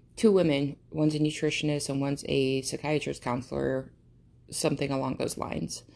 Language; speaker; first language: English; early bilingual, other home language; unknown